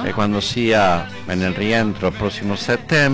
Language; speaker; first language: Italian; non-native, learner; Spanish